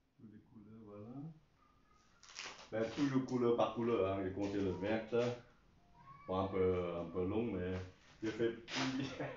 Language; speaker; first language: French; non-native, learner; Chinese